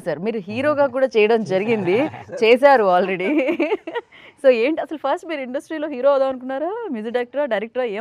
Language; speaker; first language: Telugu; native; Telugu